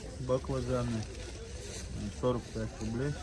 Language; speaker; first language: Russian; non-native, local second language; Ingush